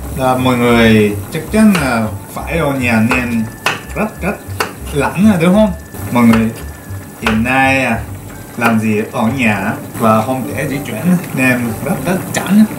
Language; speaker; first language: Vietnamese; non-native, learner; Japanese